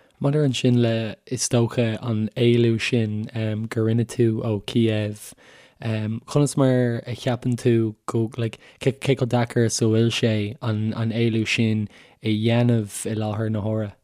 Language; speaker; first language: Irish; native; Irish